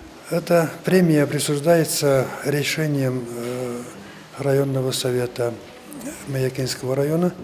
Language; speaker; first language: Russian; native; Russian